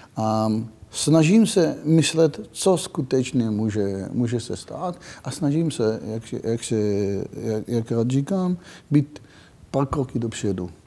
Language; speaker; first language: Czech; non-native, fluent; Hebrew